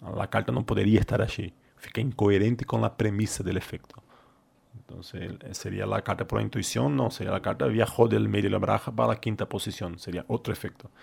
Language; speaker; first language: Spanish; non-native, fluent; Portuguese